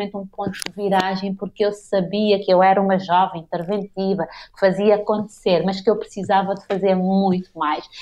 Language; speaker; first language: Portuguese; non-native, local second language; Kabuverdianu